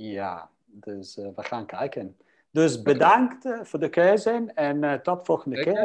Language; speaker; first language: Dutch; non-native, fluent; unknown